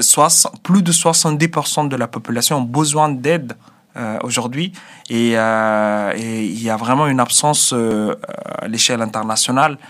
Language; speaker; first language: French; non-native, fluent; Arabic